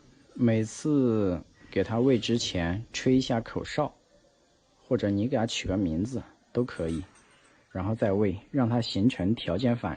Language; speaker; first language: Chinese; native; Chinese